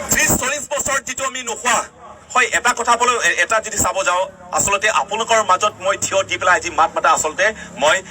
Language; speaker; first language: Assamese; non-native, local second language; Karbi